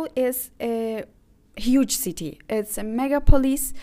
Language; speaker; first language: English; non-native, fluent; Azerbaijani